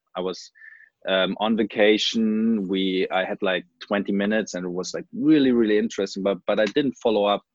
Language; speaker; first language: English; non-native, fluent; German